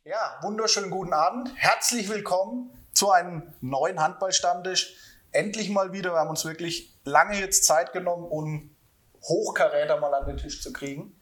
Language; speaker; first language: German; native; German